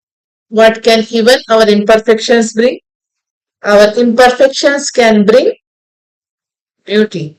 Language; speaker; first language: English; non-native, local second language; Hindi